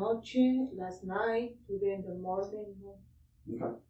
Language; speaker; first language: English; non-native, learner; Spanish